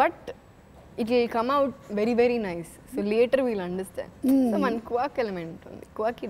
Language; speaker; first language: Telugu; non-native, fluent; Malayalam